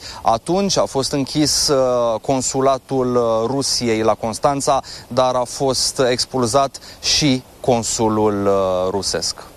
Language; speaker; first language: Romanian; native; Romanian